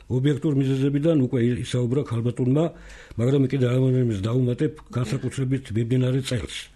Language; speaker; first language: Georgian; native; Georgian